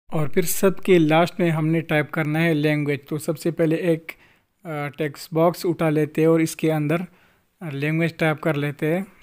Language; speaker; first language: Urdu; non-native, local second language; Pashto